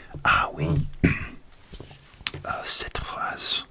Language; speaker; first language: French; non-native, learner; English